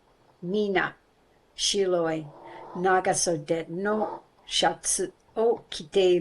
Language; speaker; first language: Japanese; non-native, learner; English